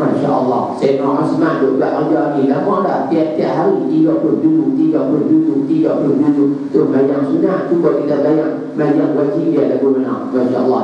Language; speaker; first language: Malay; native; Malay